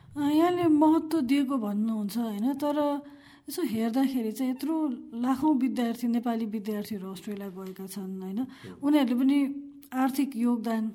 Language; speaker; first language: Nepali; native; Nepali